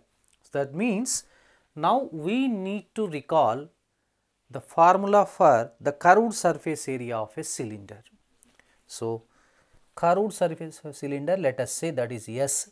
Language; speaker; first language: English; non-native, local second language; Telugu